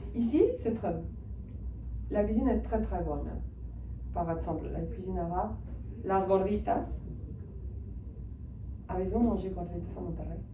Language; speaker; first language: French; non-native, fluent; Spanish